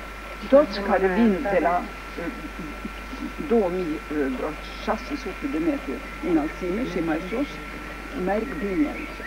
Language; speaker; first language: Romanian; early bilingual, heritage; French